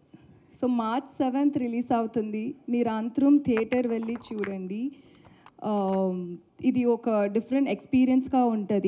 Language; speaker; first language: Telugu; non-native, learner; Tamil